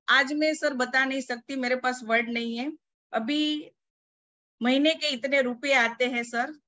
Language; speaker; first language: Hindi; non-native, local second language; Gujarati